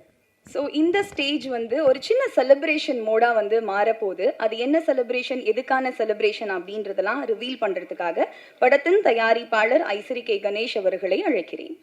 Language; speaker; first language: Tamil; native; Tamil